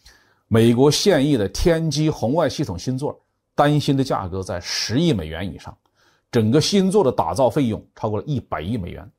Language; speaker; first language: Chinese; native; Chinese